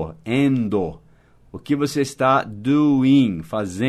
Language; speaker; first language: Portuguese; non-native, fluent; English